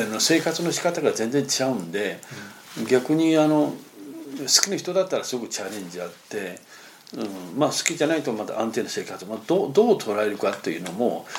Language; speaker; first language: Japanese; non-native, fluent; Chinese